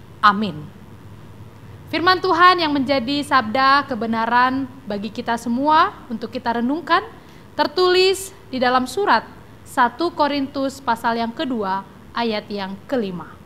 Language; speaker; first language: Indonesian; native; Indonesian